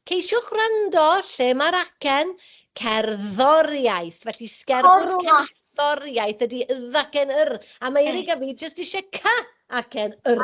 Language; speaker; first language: Welsh; native; Welsh